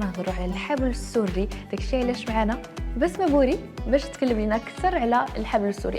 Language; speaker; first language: Arabic; native; Arabic